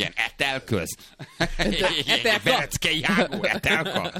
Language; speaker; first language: Hungarian; native; Hungarian